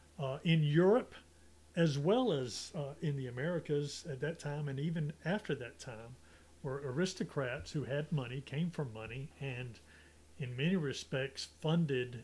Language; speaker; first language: English; native; English